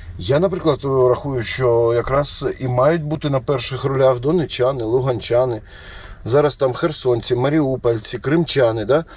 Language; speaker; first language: Ukrainian; non-native, local second language; Russian